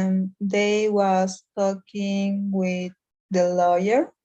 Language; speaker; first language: English; non-native, learner; Spanish